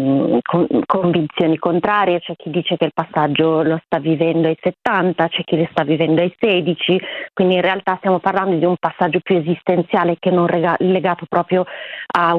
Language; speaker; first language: Italian; native; Italian